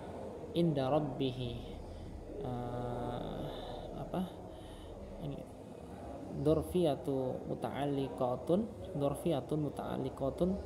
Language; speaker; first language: Arabic; non-native, fluent; Indonesian